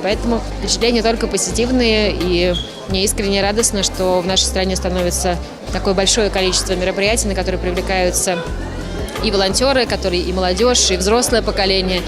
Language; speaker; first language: Russian; native; Russian